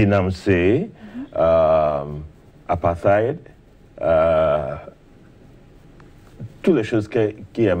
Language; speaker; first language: French; non-native, learner; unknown